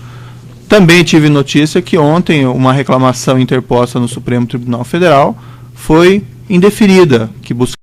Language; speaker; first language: Portuguese; native; Portuguese